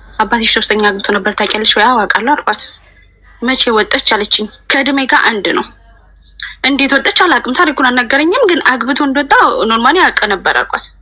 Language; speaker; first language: Amharic; native; Amharic